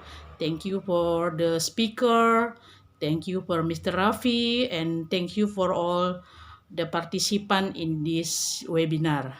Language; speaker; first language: English; non-native, learner; Indonesian